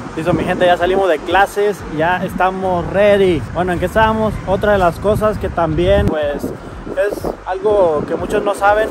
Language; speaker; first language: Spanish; native; Spanish